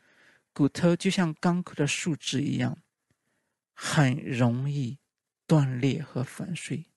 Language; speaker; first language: Chinese; native; Chinese